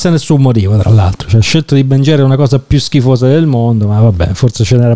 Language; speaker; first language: Italian; native; Italian